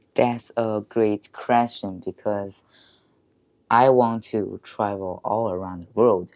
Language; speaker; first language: English; non-native, learner; Chinese